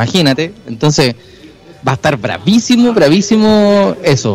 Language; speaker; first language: Spanish; native; Spanish